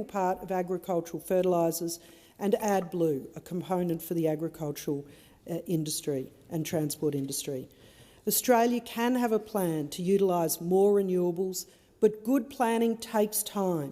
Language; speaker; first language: English; native; English